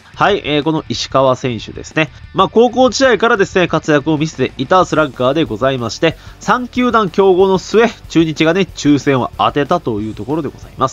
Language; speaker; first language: Japanese; native; Japanese